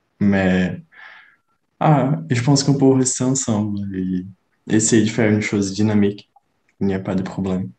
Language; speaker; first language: French; non-native, learner; Portuguese